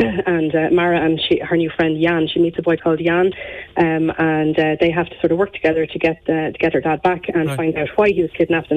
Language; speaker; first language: English; native; English